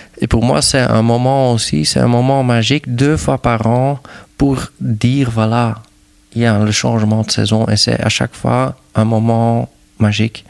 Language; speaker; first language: French; non-native, local second language; Dutch